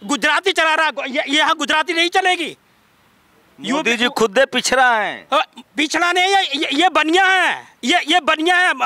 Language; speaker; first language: Hindi; native; Hindi